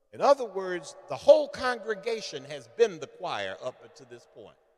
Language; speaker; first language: English; native; English